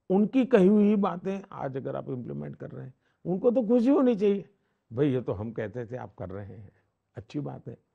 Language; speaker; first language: Hindi; non-native, local second language; Gujarati